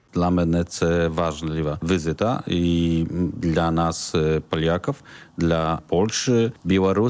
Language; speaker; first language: Ukrainian; non-native, learner; Polish